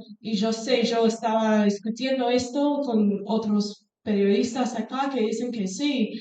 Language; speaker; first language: Spanish; non-native, fluent; English